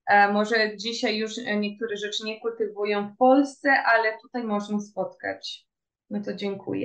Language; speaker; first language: Polish; early bilingual, heritage; Portuguese